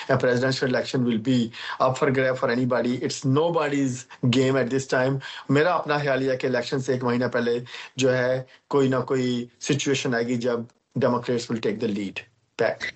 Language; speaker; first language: Urdu; native; Urdu